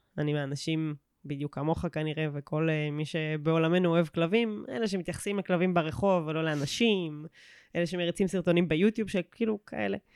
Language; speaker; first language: Hebrew; native; Hebrew